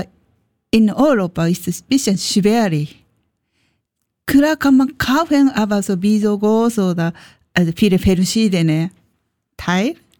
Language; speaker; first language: German; non-native, learner; Japanese